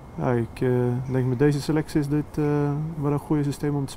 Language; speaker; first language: Dutch; non-native, fluent; Swedish